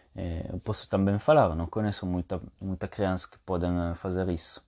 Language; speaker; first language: Portuguese; non-native, fluent; Italian